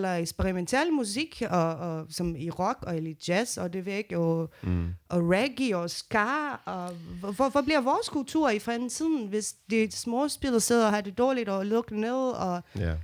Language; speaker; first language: Danish; non-native, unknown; Portuguese